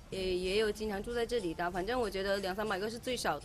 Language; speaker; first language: Chinese; native; Chinese